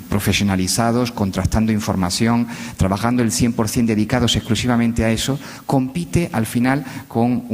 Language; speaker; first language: Spanish; native; Spanish